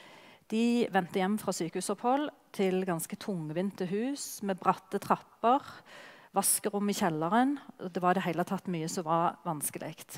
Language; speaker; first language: Norwegian; native; Norwegian